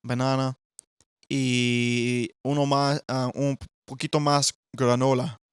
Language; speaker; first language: Spanish; non-native, learner; English